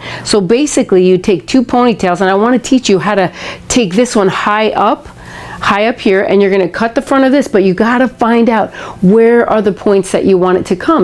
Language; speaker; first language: English; native; English